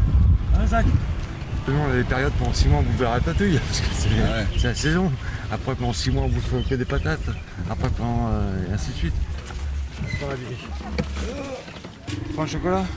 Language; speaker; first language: French; native; French